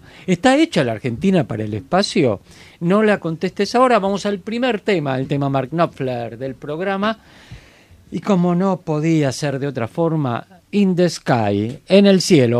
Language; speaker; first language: Spanish; native; Spanish